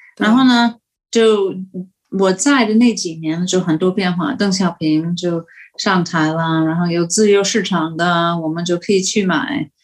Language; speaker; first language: Chinese; non-native, fluent; English